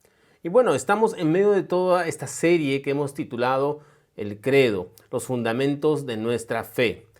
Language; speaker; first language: Spanish; native; Spanish